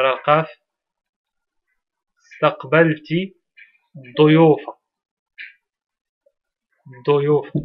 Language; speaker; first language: Arabic; native; Arabic